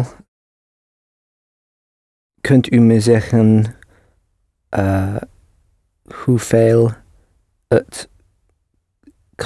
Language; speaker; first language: Dutch; non-native, learner; English